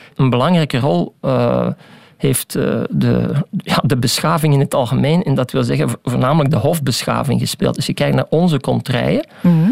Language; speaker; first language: Dutch; native; Dutch